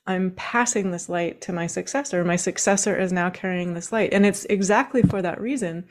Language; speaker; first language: English; native; English